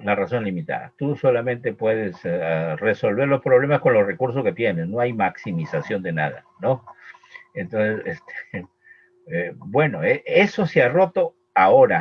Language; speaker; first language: Spanish; native; Spanish